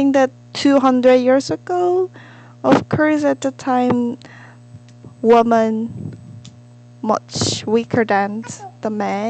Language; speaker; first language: English; non-native, learner; Korean